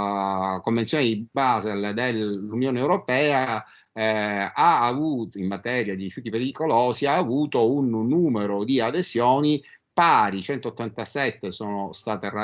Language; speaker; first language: Italian; native; Italian